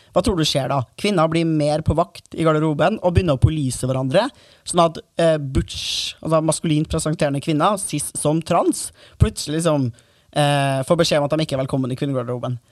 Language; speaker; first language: Norwegian; native; Norwegian